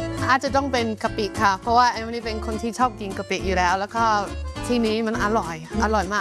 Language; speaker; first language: Thai; non-native, fluent; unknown